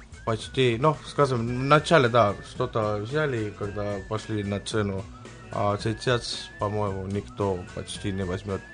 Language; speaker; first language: Russian; non-native, learner; Estonian